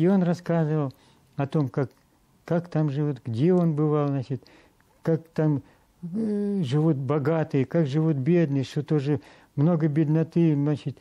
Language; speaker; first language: Russian; non-native, local second language; Kazakh